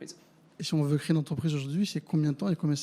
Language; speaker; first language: French; native; French